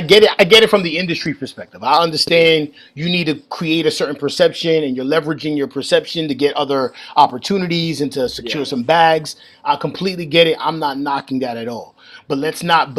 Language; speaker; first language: English; native; English